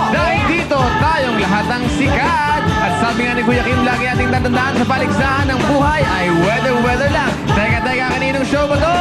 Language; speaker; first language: Filipino; native; Filipino